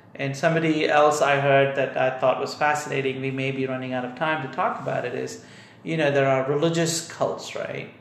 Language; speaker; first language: English; non-native, local second language; Tamil